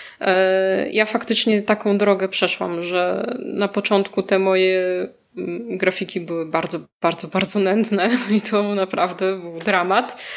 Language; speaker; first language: Polish; native; Polish